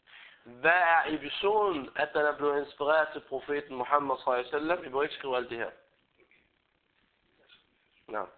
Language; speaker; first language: Danish; early bilingual, other home language; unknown